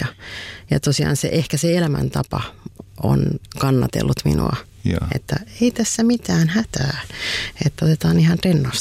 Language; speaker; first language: Finnish; native; Finnish